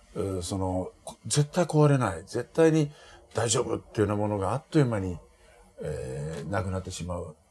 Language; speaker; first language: Japanese; native; Japanese